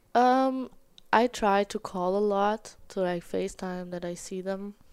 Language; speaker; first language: English; non-native, fluent; German